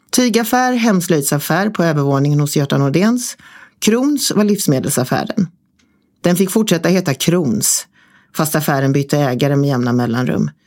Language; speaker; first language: Swedish; native; Swedish